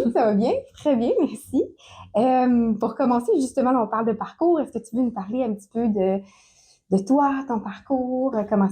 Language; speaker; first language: French; native; French